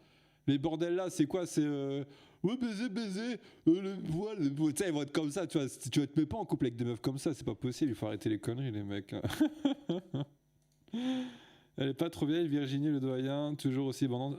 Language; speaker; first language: French; native; French